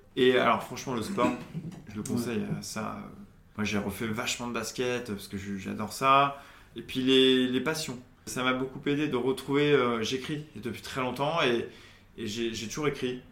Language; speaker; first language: French; native; French